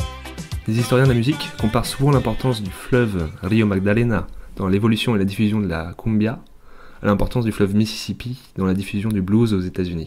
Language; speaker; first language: French; native; French